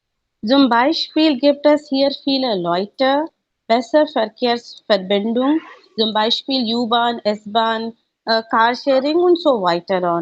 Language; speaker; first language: German; non-native, learner; Hindi